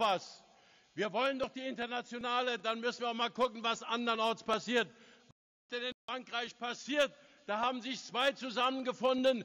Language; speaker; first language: German; native; German